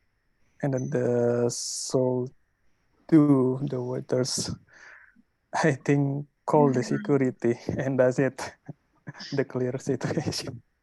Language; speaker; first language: English; non-native, learner; Indonesian